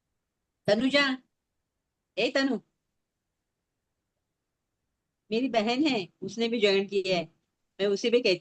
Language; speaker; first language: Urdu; non-native, local second language; Marathi